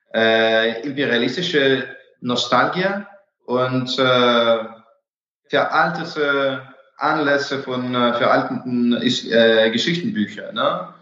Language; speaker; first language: German; non-native, fluent; Russian